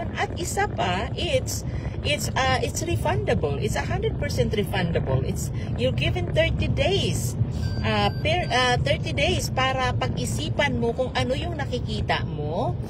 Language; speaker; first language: Filipino; native; Filipino